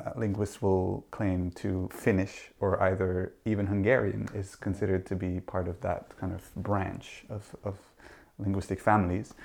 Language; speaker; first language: English; non-native, fluent; Dutch